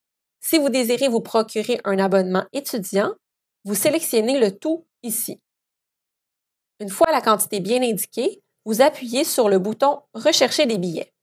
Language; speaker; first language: French; native; French